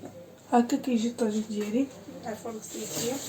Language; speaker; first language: Arabic; native; Arabic